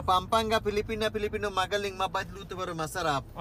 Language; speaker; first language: Filipino; non-native, learner; Bangla